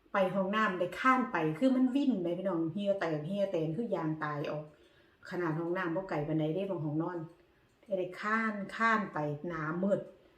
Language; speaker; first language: Thai; native; Thai